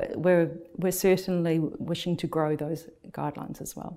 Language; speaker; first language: English; native; English